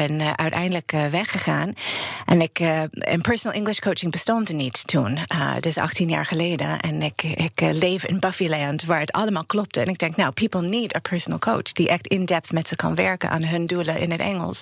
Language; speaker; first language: Dutch; non-native, fluent; English